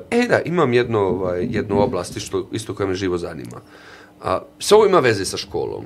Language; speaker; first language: Bosnian; native; Bosnian